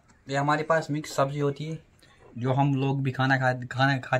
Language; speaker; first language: Hindi; non-native, local second language; Kashmiri